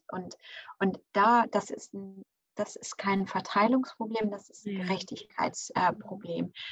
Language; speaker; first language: German; early bilingual, other home language; English